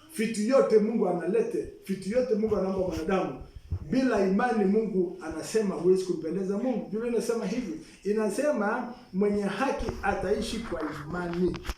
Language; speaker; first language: Swahili; non-native, local second language; Masai